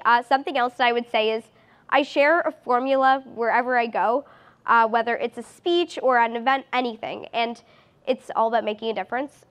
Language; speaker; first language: English; native; English